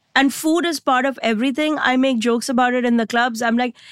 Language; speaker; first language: English; non-native, local second language; Gujarati